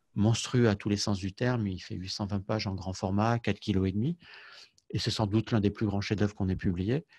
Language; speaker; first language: French; native; French